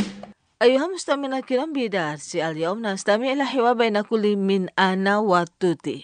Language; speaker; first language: Arabic; non-native, fluent; Indonesian